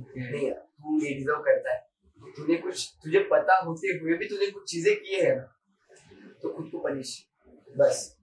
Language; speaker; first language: Hindi; non-native, local second language; Marathi